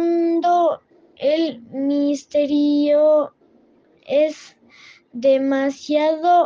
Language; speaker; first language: Spanish; non-native, learner; French